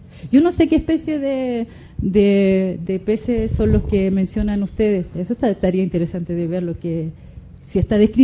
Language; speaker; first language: Spanish; native; Spanish